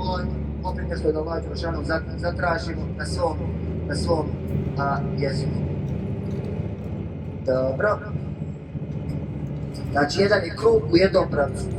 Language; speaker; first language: Bosnian; native; Bosnian